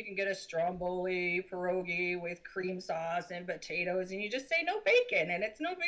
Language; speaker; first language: English; native; English